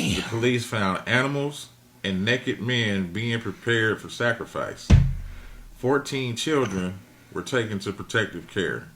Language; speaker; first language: English; native; English